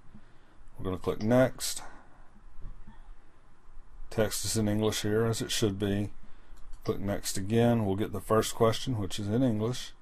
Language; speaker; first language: English; native; English